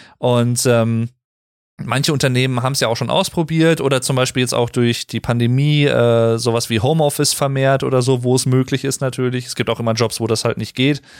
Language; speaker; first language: German; native; German